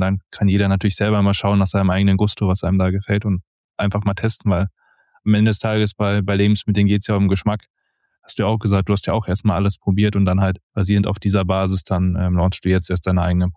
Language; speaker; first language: German; native; German